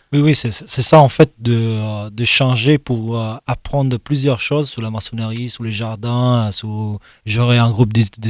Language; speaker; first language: French; non-native, fluent; Italian